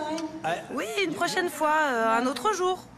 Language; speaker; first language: French; non-native, fluent; Serbian